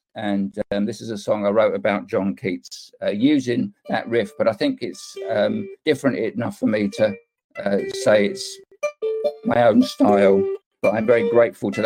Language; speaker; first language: English; native; English